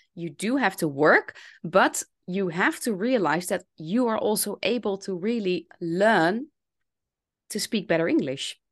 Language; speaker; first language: English; non-native, fluent; Dutch